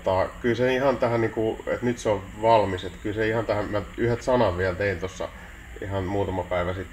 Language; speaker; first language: Finnish; native; Finnish